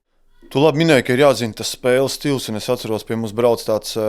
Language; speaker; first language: Latvian; native; Latvian